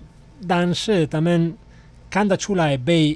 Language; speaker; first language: Chinese; non-native, fluent; Italian